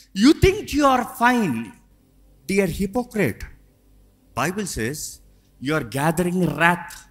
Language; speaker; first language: English; non-native, local second language; Telugu